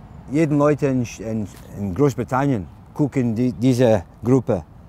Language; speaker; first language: German; non-native, learner; English